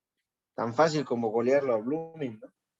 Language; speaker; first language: Spanish; native; Spanish